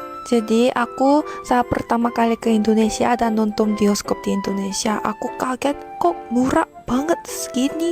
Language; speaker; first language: Indonesian; non-native, fluent; Korean